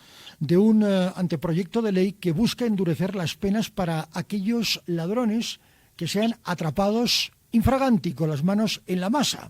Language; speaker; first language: Spanish; native; Spanish